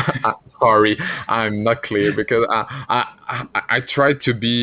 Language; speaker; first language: English; non-native, fluent; French